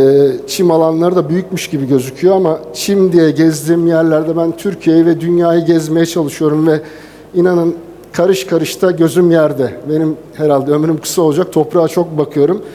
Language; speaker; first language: Turkish; native; Turkish